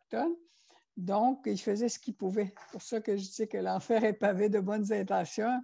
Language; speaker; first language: French; non-native, local second language; Innu-aimun